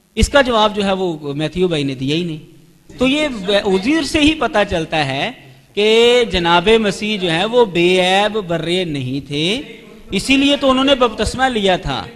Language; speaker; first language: Urdu; native; Urdu